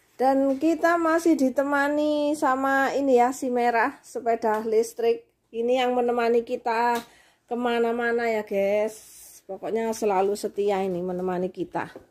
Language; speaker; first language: Indonesian; non-native, local second language; Javanese